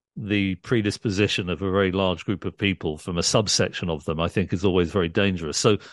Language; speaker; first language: English; early bilingual, other home language; Urdu